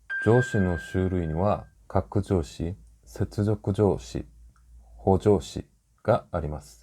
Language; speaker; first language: Japanese; non-native, fluent; Korean